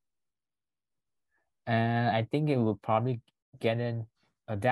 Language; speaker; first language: English; non-native, local second language; Chinese